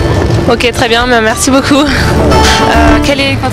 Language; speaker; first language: French; native; French